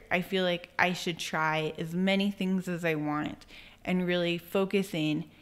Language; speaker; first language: English; native; English